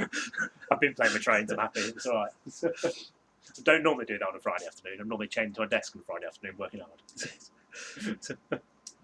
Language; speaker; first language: English; native; English